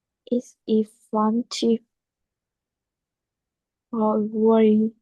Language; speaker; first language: English; non-native, learner; Vietnamese